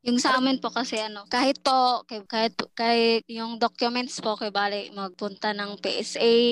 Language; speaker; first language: Filipino; non-native, local second language; Cebuano